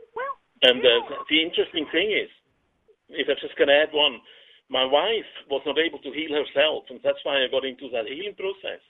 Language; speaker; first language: English; non-native, fluent; Swiss German